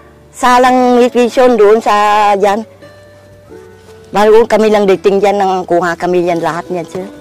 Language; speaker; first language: Filipino; non-native, learner; Vietnamese